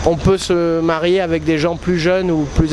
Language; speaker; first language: French; native; French